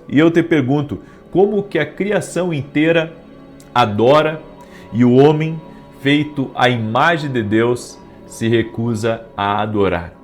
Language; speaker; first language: Portuguese; native; Portuguese